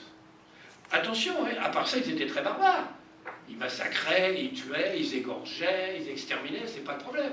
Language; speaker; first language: French; native; French